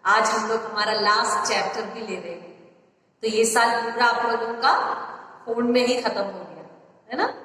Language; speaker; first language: Hindi; non-native, local second language; Malayalam